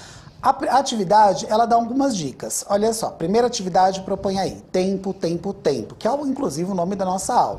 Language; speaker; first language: Portuguese; native; Portuguese